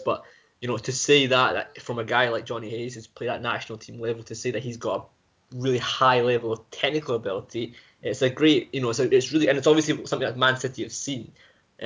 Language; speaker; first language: English; native; English